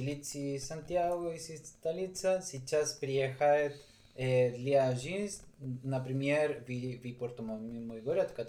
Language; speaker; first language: Russian; non-native, learner; Spanish